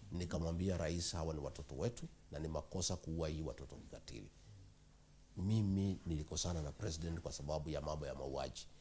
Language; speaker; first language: Swahili; non-native, local second language; Kikuyu